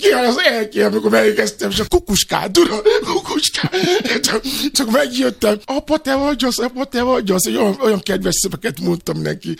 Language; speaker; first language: Hungarian; non-native, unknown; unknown